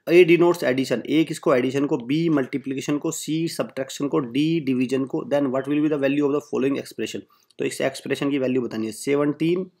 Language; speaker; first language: Hindi; native; Hindi